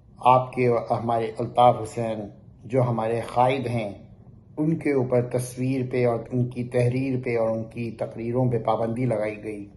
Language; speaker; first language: Urdu; native; Urdu